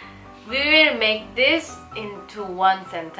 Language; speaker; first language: English; non-native, learner; Korean